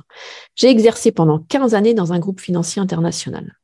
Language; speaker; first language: French; native; French